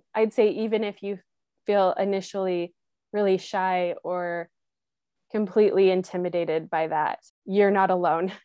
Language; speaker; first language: English; native; English